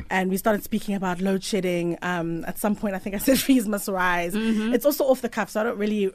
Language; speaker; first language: English; native; English